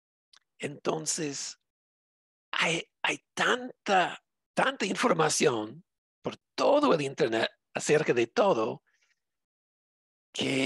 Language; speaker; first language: Spanish; non-native, fluent; English